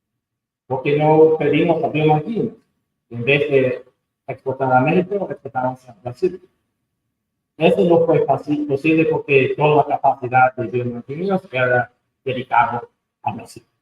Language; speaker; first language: Spanish; non-native, fluent; English